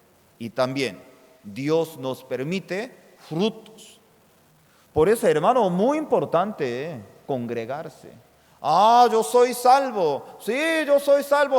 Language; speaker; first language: Spanish; non-native, fluent; Korean